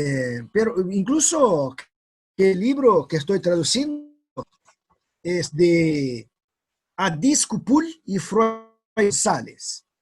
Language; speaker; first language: Spanish; non-native, fluent; Portuguese